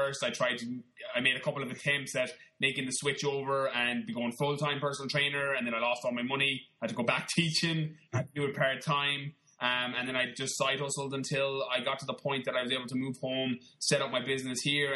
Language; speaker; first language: English; native; English